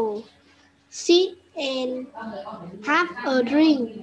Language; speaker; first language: English; non-native, learner; Vietnamese